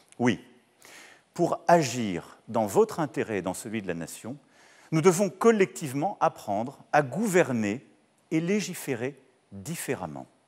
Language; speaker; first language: French; native; French